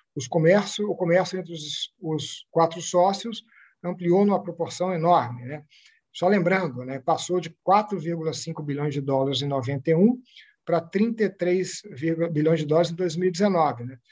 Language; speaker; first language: Portuguese; native; Portuguese